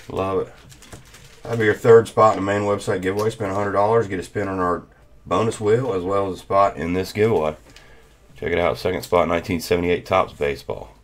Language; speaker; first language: English; native; English